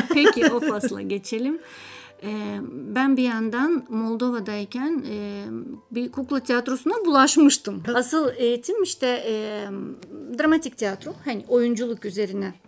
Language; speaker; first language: Turkish; non-native, fluent; Russian